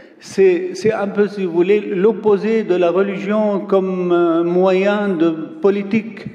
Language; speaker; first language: French; non-native, local second language; Arabic